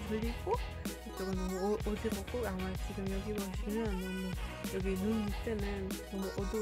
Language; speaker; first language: Korean; non-native, fluent; Dutch